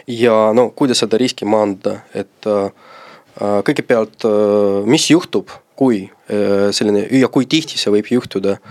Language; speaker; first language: Estonian; non-native, local second language; Russian